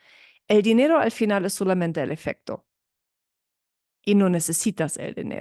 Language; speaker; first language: Spanish; non-native, fluent; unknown